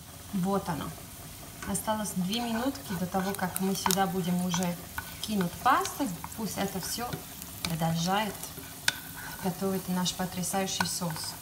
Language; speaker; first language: Russian; non-native, fluent; Italian